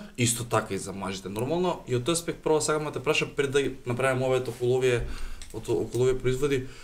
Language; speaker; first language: Macedonian; native; Macedonian